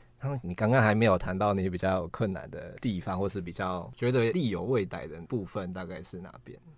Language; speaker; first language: Chinese; native; Chinese